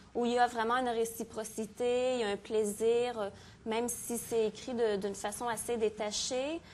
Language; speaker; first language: French; native; French